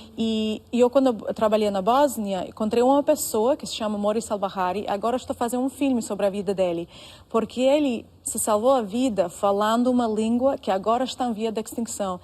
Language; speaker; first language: Portuguese; non-native, fluent; Russian